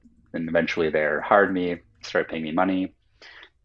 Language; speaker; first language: English; non-native, fluent; Finnish